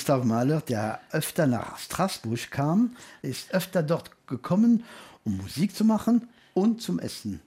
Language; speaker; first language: German; non-native, fluent; French